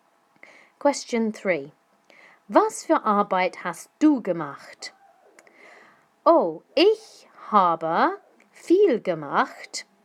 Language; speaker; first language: German; non-native, fluent; English